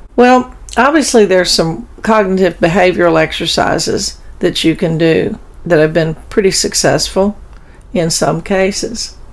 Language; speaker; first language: English; early bilingual, other home language; German